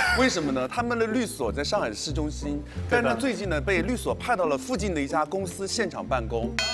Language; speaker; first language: Chinese; native; Chinese